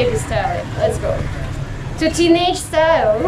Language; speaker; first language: English; non-native, fluent; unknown